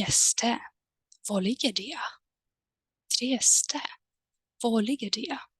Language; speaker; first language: Swedish; non-native, fluent; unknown